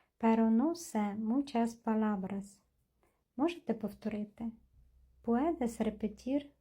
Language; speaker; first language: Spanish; non-native, learner; Ukrainian